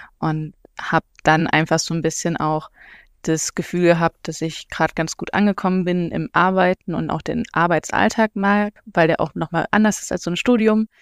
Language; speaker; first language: German; native; German